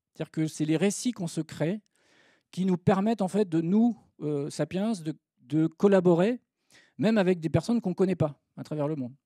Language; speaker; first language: French; native; French